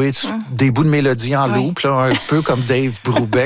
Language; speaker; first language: French; native; French